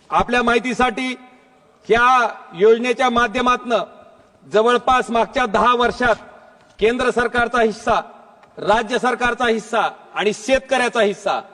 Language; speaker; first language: Marathi; native; Marathi